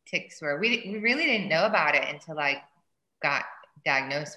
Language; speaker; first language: English; native; English